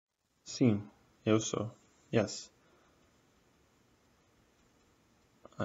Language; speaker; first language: Portuguese; non-native, fluent; English